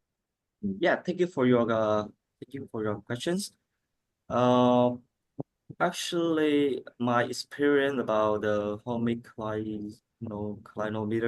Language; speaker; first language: English; non-native, learner; Vietnamese